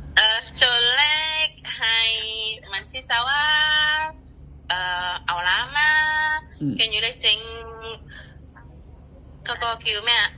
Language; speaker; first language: Cantonese; non-native, learner; Indonesian